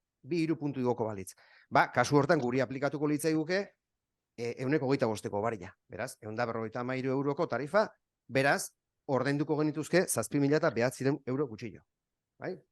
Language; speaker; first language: Basque; native; Basque